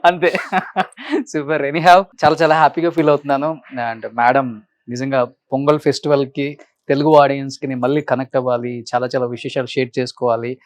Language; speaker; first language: Telugu; native; Telugu